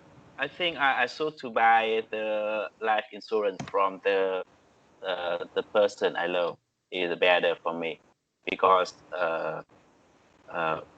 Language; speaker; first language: English; non-native, learner; Vietnamese